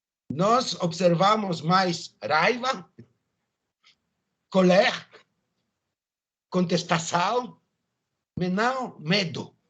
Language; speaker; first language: Portuguese; non-native, learner; French